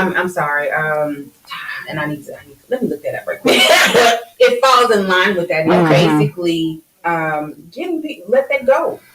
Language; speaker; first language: English; native; English